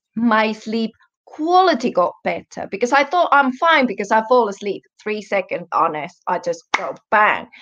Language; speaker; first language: English; non-native, fluent; Finnish